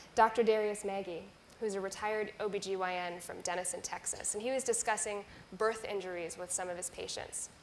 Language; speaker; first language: English; native; English